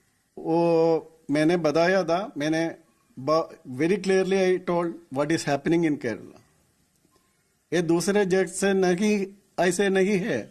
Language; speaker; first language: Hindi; non-native, local second language; Malayalam